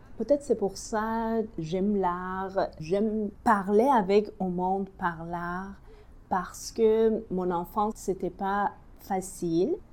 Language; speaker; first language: French; non-native, learner; Persian